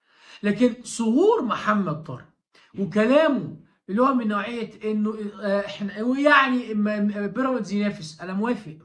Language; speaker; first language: Arabic; native; Arabic